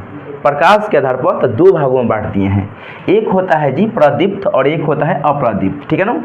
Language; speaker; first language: Hindi; native; Hindi